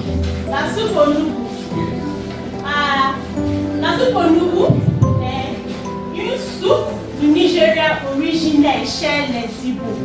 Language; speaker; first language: French; non-native, learner; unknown